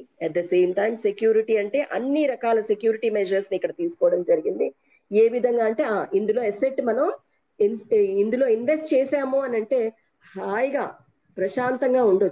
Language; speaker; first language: Telugu; native; Telugu